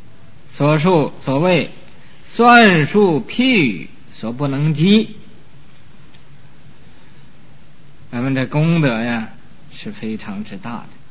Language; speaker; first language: Chinese; native; Chinese